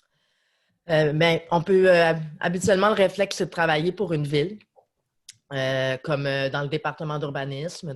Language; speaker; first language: French; native; French